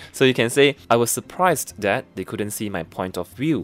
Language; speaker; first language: English; non-native, local second language; Chinese